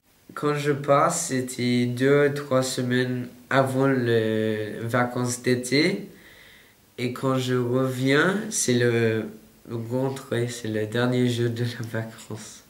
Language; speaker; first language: French; non-native, learner; English